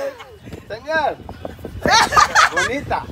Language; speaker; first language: Spanish; non-native, learner; Telugu